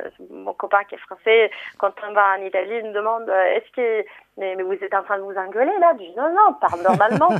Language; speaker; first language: French; non-native, fluent; Italian